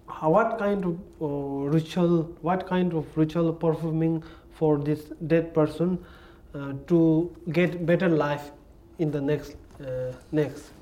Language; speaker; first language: English; non-native, learner; Tibetan